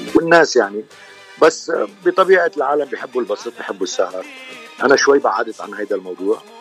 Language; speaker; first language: Arabic; native; Arabic